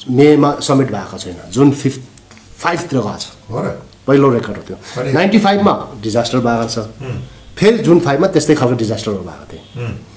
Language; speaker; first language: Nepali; non-native, local second language; Sherpa